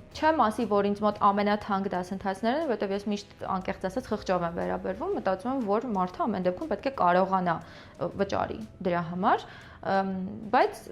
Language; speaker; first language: Armenian; early bilingual, other home language; Russian